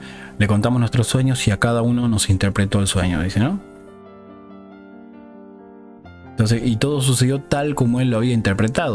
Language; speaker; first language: Spanish; native; Spanish